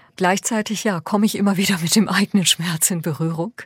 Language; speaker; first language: German; early bilingual, other home language; Persian